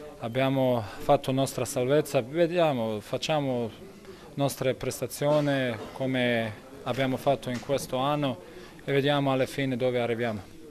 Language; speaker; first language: Italian; non-native, learner; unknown